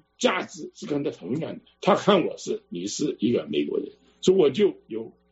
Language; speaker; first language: Chinese; non-native, local second language; Cantonese